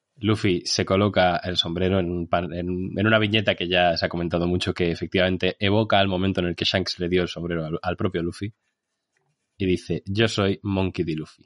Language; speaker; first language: Spanish; native; Spanish